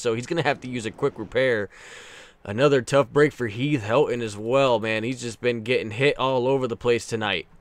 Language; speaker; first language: English; native; English